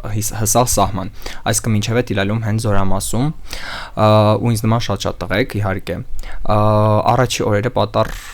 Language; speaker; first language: Armenian; native; Armenian